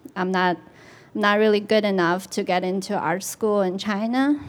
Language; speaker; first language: English; non-native, fluent; Chinese